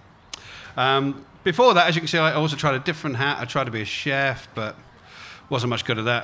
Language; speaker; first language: English; native; English